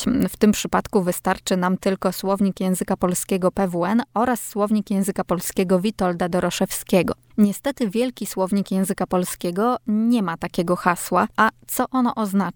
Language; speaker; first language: Polish; native; Polish